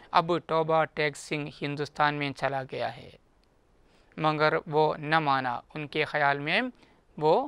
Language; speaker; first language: Hindi; non-native, local second language; Malayalam